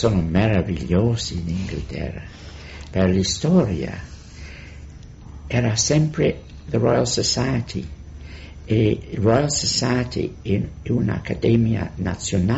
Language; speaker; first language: Italian; non-native, fluent; English